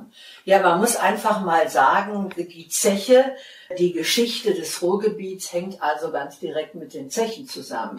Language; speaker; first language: German; native; German